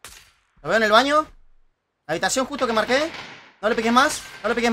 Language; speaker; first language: Spanish; native; Spanish